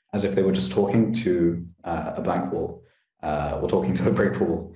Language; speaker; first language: English; native; English